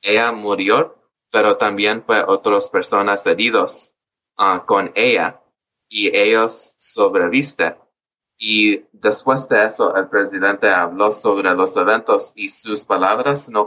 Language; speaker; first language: Spanish; early bilingual, heritage; English